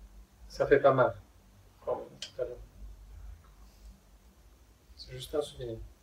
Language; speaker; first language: French; non-native, fluent; Spanish